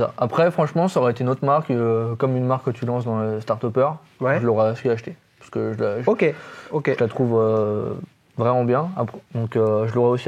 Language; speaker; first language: French; native; French